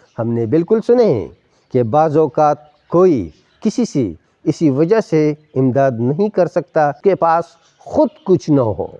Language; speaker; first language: Urdu; non-native, local second language; Pashto